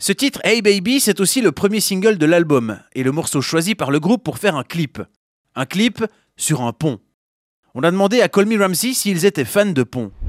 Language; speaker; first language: French; native; French